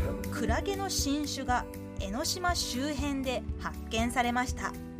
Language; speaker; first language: Japanese; native; Japanese